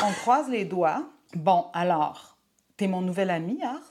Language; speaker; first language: French; native; French